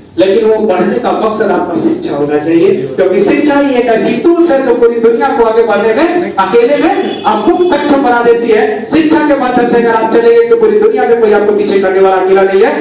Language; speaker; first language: Hindi; native; Hindi